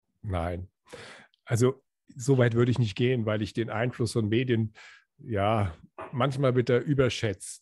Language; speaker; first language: German; native; German